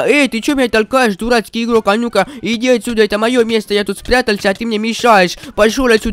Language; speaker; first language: Russian; native; Russian